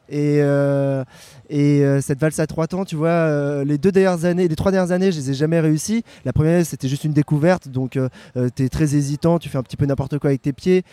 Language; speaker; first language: French; native; French